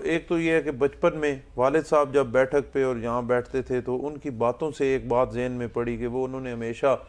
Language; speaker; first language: Urdu; non-native, local second language; Punjabi